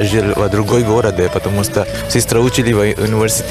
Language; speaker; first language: Russian; non-native, learner; Hindi